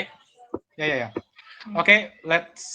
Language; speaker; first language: English; non-native, fluent; Indonesian